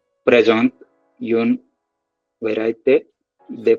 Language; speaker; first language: French; non-native, learner; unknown